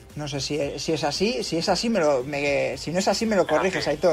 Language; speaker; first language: Spanish; native; Spanish